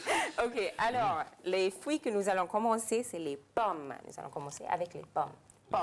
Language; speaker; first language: French; non-native, fluent; English